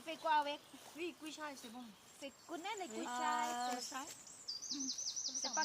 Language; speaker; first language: French; non-native, learner; Thai